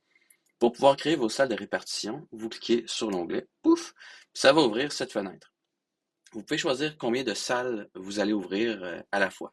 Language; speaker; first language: French; native; French